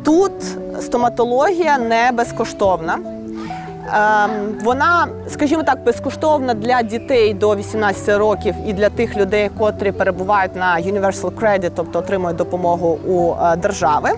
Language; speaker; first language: Ukrainian; native; Ukrainian